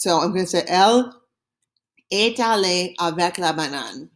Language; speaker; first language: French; non-native, fluent; English